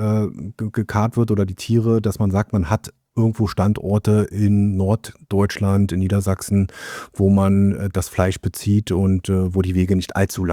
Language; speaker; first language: German; native; German